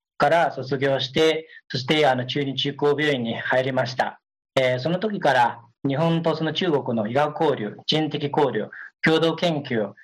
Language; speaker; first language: Japanese; non-native, fluent; Chinese